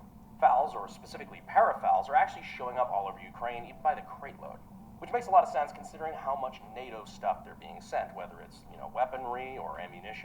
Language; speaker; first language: English; native; English